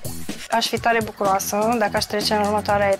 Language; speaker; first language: Romanian; native; Romanian